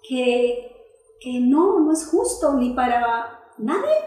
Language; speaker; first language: Spanish; native; Spanish